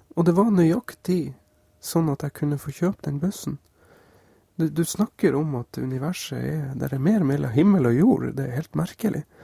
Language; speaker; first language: Norwegian; native; Norwegian